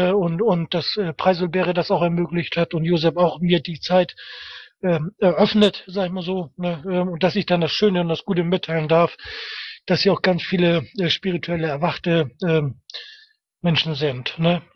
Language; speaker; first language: German; native; German